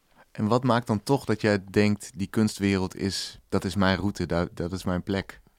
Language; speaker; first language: Dutch; native; Dutch